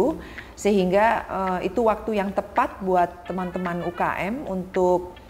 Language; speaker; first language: Indonesian; native; Indonesian